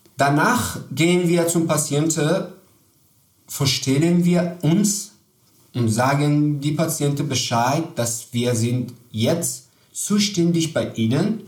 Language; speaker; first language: German; non-native, learner; Persian